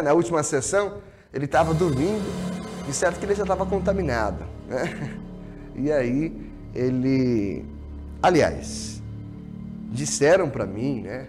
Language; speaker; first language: Portuguese; native; Portuguese